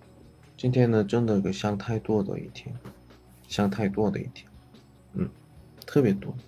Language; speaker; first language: Chinese; non-native, learner; Korean